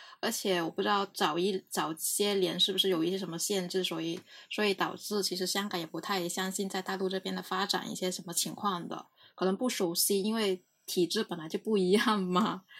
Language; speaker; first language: Chinese; non-native, local second language; Cantonese